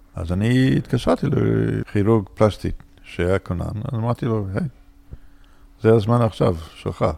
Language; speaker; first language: Hebrew; non-native, fluent; English